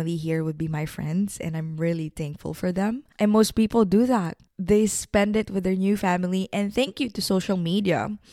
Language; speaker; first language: English; non-native, local second language; Filipino